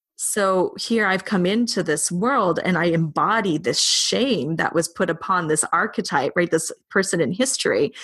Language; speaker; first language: English; native; English